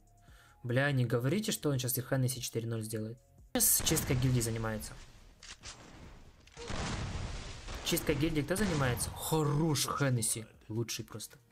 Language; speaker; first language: Russian; native; Russian